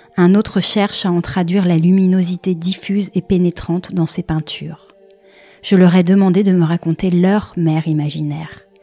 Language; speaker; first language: French; native; French